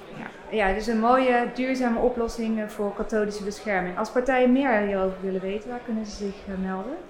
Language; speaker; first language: Dutch; native; Dutch